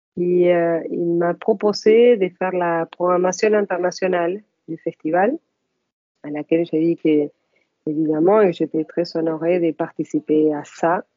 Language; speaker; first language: French; non-native, fluent; Spanish